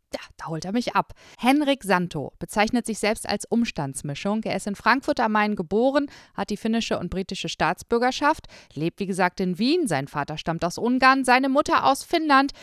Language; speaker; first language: German; native; German